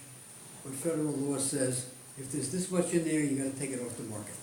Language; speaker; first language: English; native; English